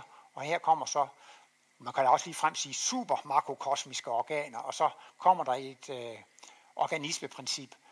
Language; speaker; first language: Danish; native; Danish